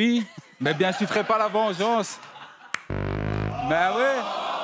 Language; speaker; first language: French; native; French